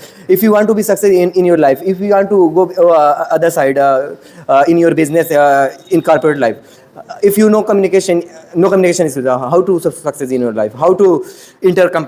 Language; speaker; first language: English; non-native, learner; Hindi